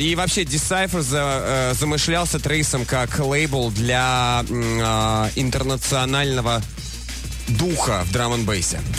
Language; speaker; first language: Russian; native; Russian